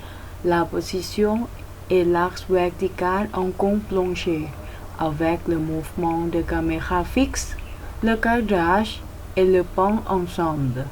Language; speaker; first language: French; non-native, learner; Thai